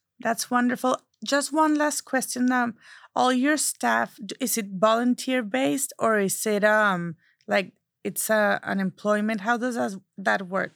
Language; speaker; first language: English; non-native, fluent; Spanish